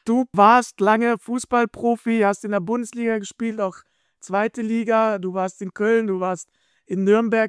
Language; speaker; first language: German; native; German